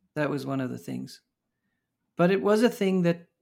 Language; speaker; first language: English; early bilingual, other home language; Dutch